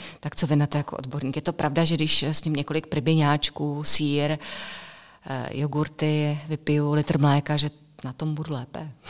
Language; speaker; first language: Czech; native; Czech